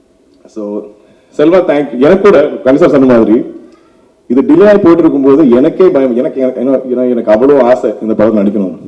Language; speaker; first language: Tamil; non-native, local second language; Malayalam